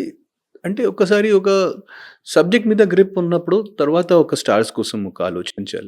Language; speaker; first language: Telugu; non-native, fluent; Hindi